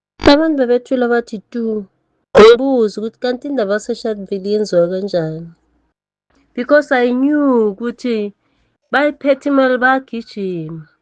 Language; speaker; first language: Zulu; native; Zulu